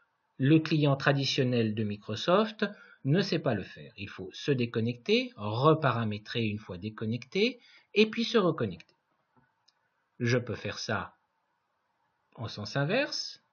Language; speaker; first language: French; native; French